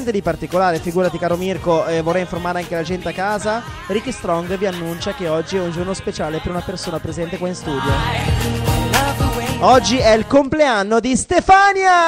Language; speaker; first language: Italian; native; Italian